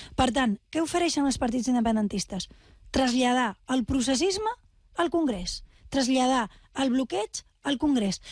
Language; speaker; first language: Catalan; non-native, local second language; Spanish